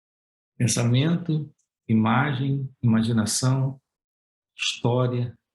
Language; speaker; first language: Portuguese; native; Portuguese